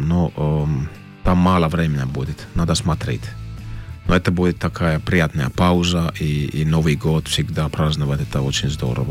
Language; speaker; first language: Russian; non-native, learner; Finnish